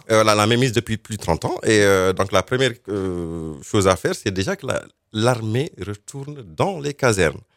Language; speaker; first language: French; non-native, local second language; Fula